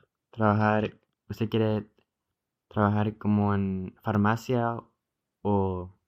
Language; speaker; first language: Spanish; early bilingual, heritage; Spanish